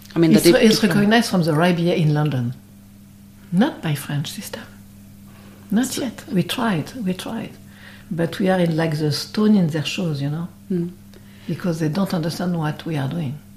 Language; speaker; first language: English; non-native, fluent; French